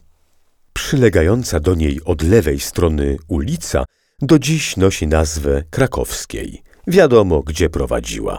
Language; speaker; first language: Polish; native; Polish